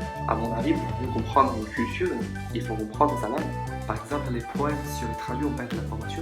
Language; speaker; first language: French; non-native, learner; Chinese